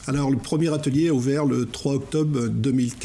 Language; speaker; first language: French; native; French